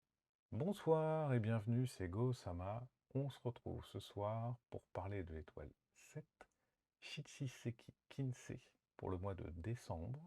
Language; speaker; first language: French; native; French